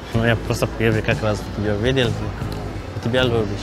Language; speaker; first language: Russian; non-native, learner; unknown